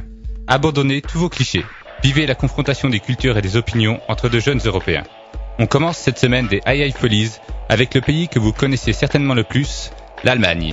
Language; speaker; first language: French; native; French